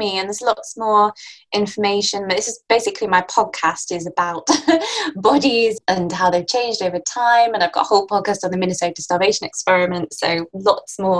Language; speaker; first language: English; native; English